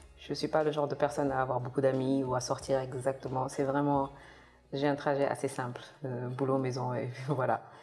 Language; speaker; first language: French; non-native, local second language; Kabuverdianu